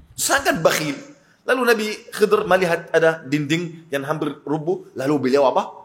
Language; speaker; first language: Malay; non-native, fluent; Arabic